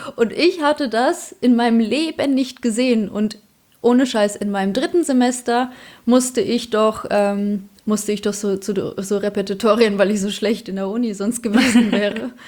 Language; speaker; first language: German; early bilingual, other home language; Polish